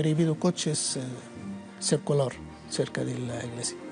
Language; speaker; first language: Spanish; non-native, learner; Arabic